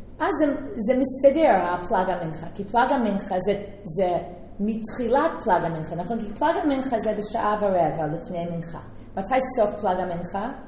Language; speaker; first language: Hebrew; native; Hebrew